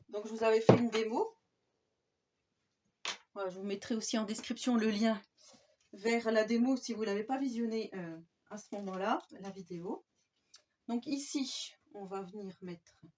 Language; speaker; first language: French; native; French